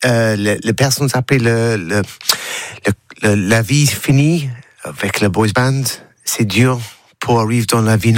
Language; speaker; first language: French; non-native, learner; English